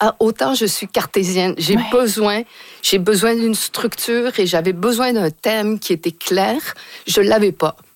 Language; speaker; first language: French; native; French